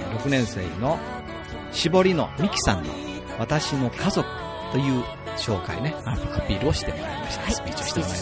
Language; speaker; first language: Japanese; native; Japanese